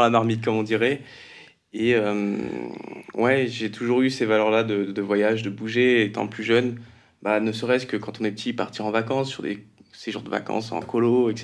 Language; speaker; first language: French; native; French